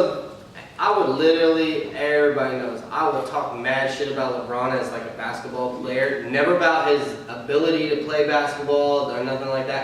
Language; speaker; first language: English; native; English